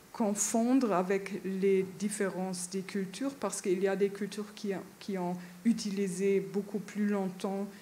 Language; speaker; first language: French; non-native, fluent; German